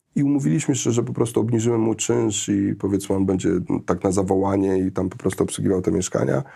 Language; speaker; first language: Polish; early bilingual, heritage; Polish